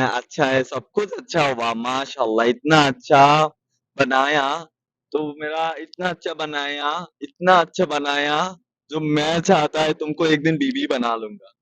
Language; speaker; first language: Hindi; non-native, learner; Bangla